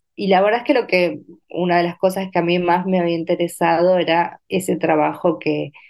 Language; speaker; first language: Spanish; native; Spanish